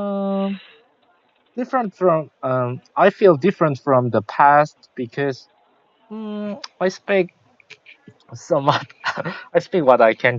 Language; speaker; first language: English; non-native, learner; Korean